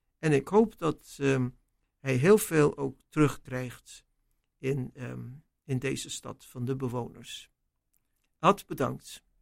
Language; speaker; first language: Dutch; native; Dutch